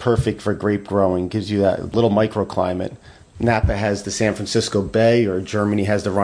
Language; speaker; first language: English; native; English